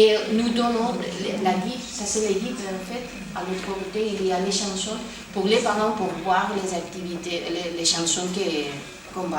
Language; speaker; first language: French; non-native, fluent; Spanish